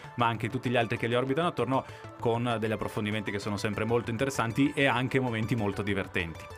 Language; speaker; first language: Italian; native; Italian